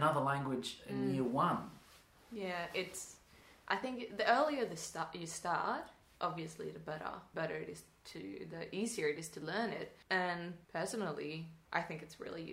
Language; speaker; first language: English; non-native, fluent; Swedish